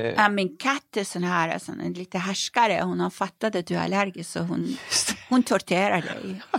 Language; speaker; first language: Swedish; non-native, fluent; Persian